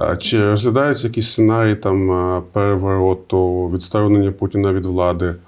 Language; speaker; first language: Ukrainian; native; Ukrainian